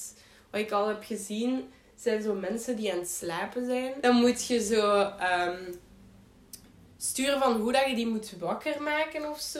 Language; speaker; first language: Dutch; native; Dutch